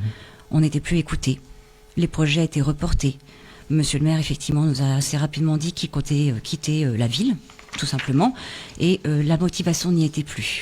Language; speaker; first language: French; native; French